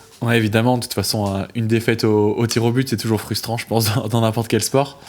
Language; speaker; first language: French; native; French